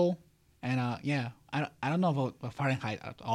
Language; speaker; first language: English; non-native, learner; Japanese